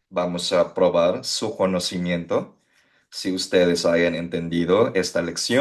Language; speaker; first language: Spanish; non-native, fluent; Filipino